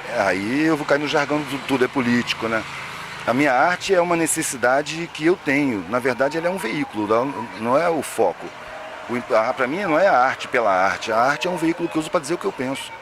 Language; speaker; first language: Portuguese; native; Portuguese